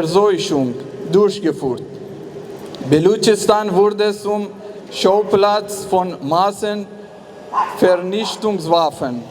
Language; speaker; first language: German; non-native, fluent; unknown